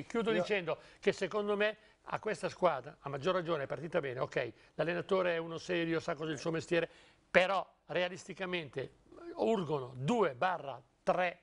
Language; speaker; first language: Italian; native; Italian